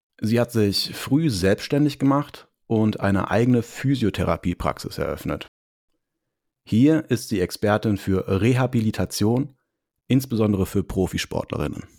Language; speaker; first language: German; native; German